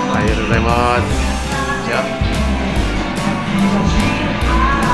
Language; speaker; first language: Japanese; non-native, fluent; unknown